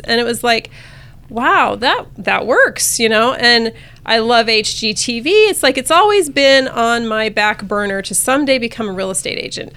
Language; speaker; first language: English; native; English